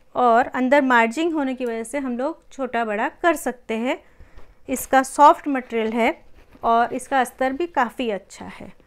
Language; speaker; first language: Hindi; non-native, local second language; Marathi